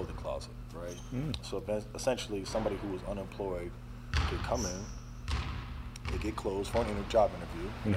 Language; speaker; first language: English; native; English